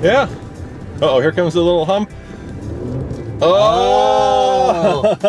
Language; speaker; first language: English; native; English